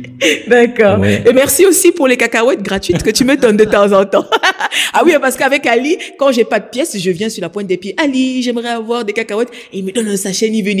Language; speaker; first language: French; native; French